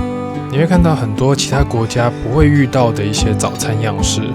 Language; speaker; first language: Chinese; native; Chinese